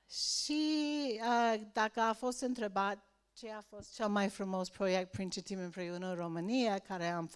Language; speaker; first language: Romanian; non-native, learner; English